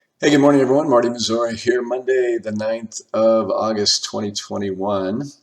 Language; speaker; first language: English; native; English